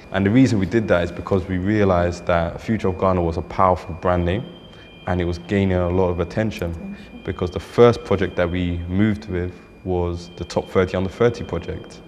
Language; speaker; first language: English; native; English